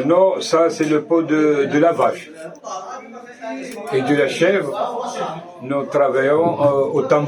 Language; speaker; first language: French; non-native, local second language; Arabic